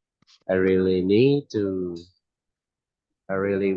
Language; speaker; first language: English; non-native, fluent; Vietnamese